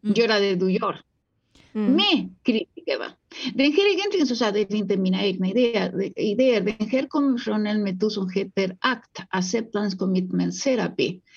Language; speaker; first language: Swedish; non-native, fluent; Spanish